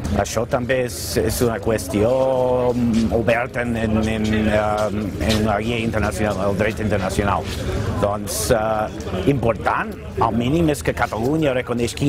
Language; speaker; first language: Catalan; non-native, fluent; English